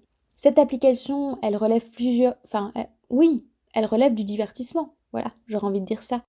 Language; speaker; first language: French; native; French